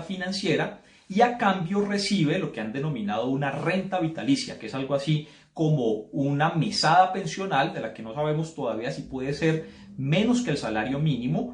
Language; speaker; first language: Spanish; native; Spanish